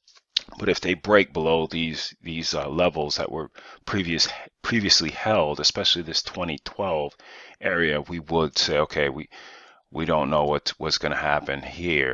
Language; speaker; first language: English; native; English